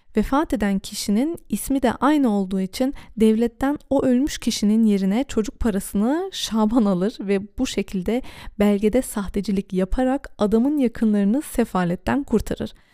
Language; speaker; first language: Turkish; early bilingual, heritage; Turkish